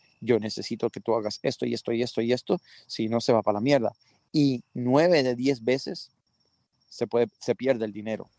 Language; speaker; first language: Spanish; early bilingual, heritage; Spanish